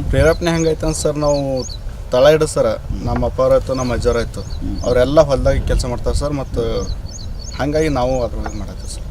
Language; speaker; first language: Kannada; native; Kannada